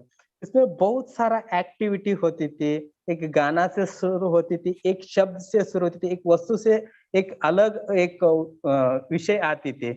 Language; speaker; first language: Hindi; non-native, learner; Kannada